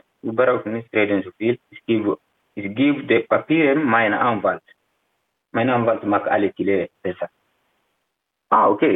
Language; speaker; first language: German; non-native, learner; Fula